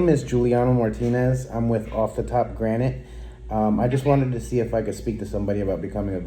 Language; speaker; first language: English; native; English